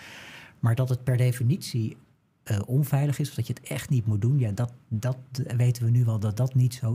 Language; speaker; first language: Dutch; native; Dutch